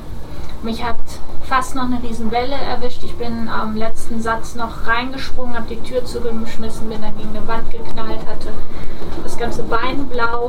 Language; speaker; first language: German; native; German